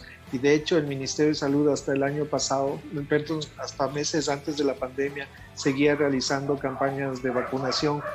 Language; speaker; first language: Spanish; native; Spanish